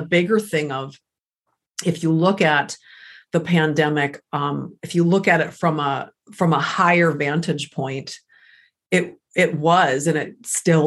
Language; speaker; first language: English; early bilingual, other home language; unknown